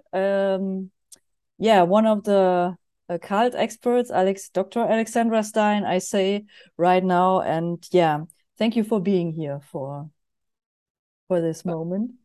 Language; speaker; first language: English; non-native, fluent; German